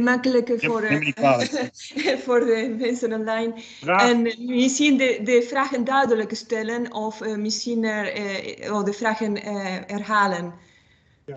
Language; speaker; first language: Dutch; non-native, fluent; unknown